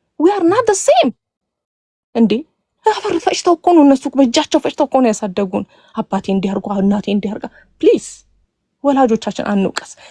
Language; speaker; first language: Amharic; native; Amharic